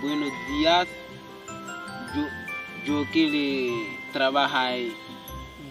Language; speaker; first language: Spanish; non-native, learner; Haitian Creole